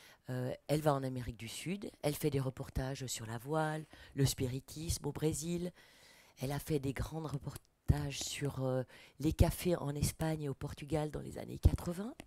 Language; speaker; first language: French; native; French